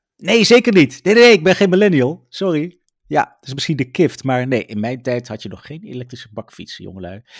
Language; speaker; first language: Dutch; native; Dutch